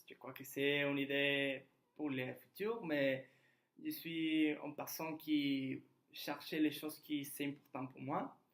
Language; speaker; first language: French; non-native, learner; Spanish